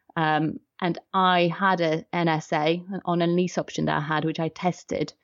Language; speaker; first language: English; non-native, fluent; Polish